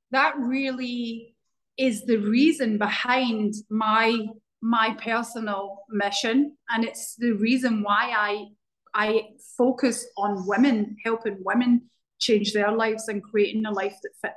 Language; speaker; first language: English; native; English